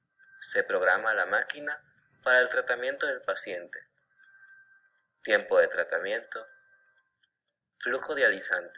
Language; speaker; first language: Spanish; native; Spanish